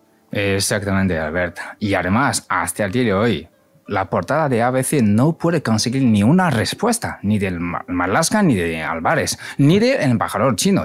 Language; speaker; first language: Spanish; non-native, fluent; Chinese